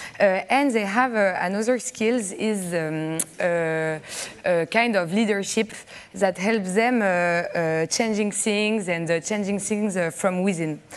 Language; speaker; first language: English; non-native, fluent; French